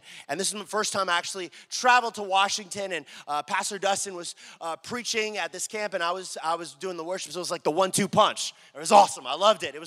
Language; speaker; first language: English; native; English